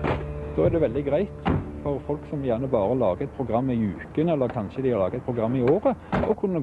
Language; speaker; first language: Norwegian; native; Norwegian